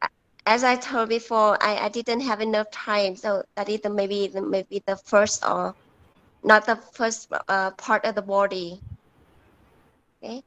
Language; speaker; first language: English; non-native, learner; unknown